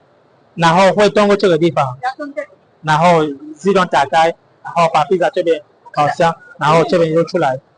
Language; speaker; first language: Chinese; non-native, learner; French